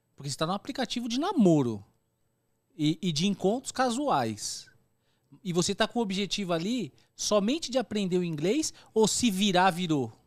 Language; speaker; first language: Portuguese; native; Portuguese